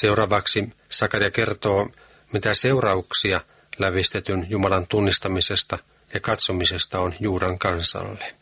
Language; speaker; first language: Finnish; native; Finnish